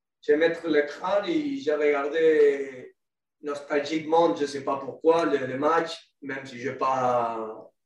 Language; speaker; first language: French; non-native, learner; Spanish